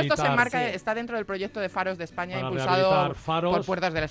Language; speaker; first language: Spanish; native; Spanish